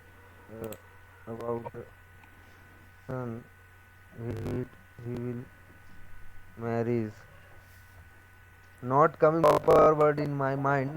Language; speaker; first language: English; non-native, learner; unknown